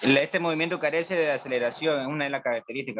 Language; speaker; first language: Spanish; native; Spanish